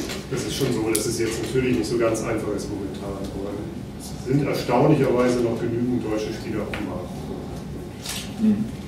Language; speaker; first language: German; native; German